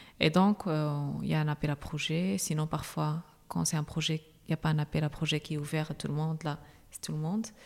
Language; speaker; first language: French; non-native, local second language; Arabic